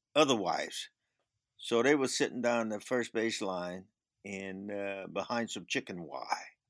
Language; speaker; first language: English; native; English